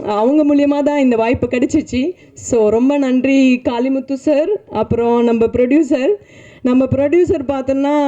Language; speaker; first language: Tamil; non-native, fluent; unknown